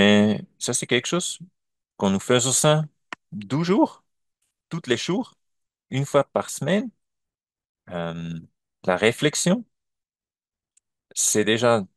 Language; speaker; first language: French; non-native, learner; German